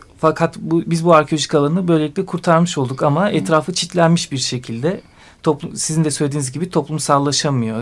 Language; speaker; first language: Turkish; native; Turkish